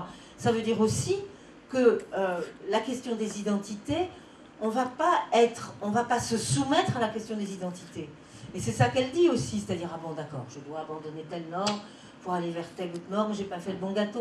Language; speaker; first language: French; native; French